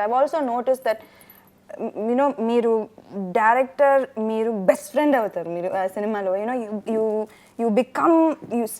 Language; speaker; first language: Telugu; non-native, fluent; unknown